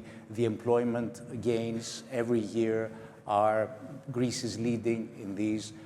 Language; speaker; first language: English; non-native, local second language; Greek